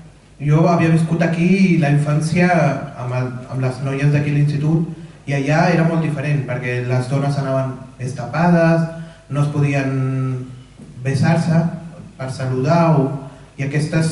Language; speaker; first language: Catalan; early bilingual, other home language; Urdu